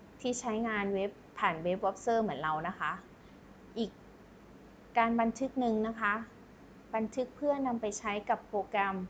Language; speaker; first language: Thai; native; Thai